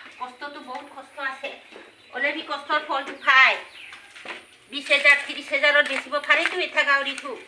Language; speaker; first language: Assamese; non-native, local second language; Bodo